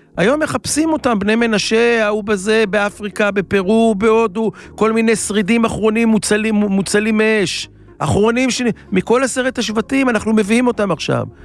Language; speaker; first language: Hebrew; native; Hebrew